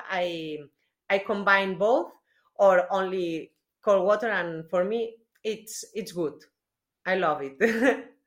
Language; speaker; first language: English; non-native, learner; Spanish